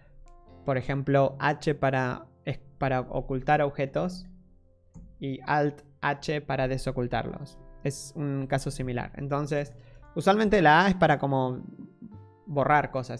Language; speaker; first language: Spanish; native; Spanish